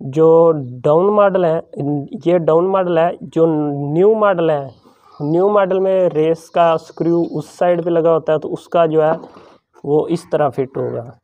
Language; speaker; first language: Urdu; non-native, local second language; Punjabi